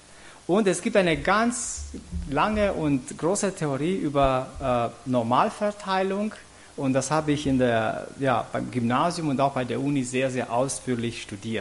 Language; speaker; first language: German; non-native, fluent; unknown